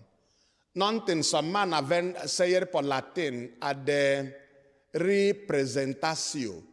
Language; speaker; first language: Swedish; non-native, fluent; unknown